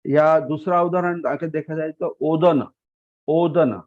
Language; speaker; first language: Hindi; non-native, local second language; Marathi